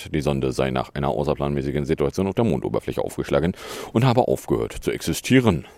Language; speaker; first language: German; native; German